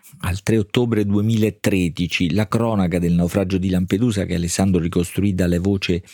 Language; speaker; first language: Italian; native; Italian